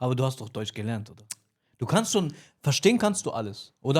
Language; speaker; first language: German; early bilingual, heritage; Romany